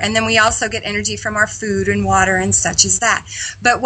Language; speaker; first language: English; native; English